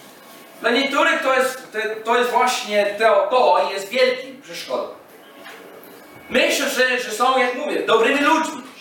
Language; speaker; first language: Polish; non-native, fluent; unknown